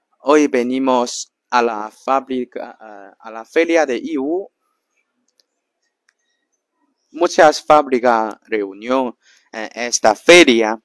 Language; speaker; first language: Spanish; non-native, learner; Chinese